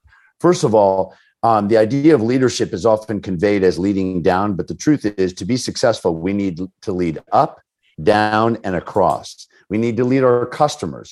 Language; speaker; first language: English; native; English